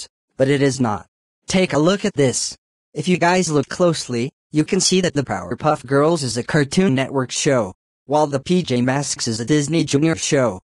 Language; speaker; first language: English; native; English